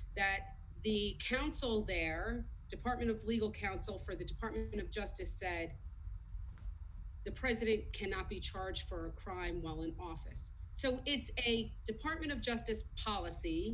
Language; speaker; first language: English; native; English